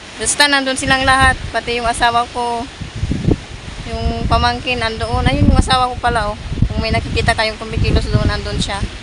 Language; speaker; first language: Filipino; non-native, local second language; Bikol